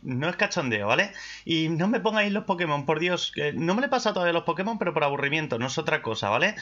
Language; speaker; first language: Spanish; native; Spanish